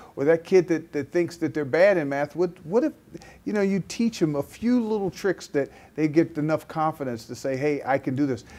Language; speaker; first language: English; native; English